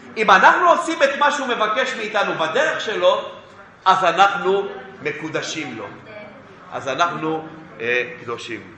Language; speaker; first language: Hebrew; non-native, fluent; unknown